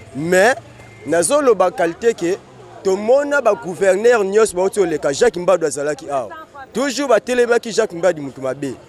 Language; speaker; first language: Lingala; non-native, local second language; Kongo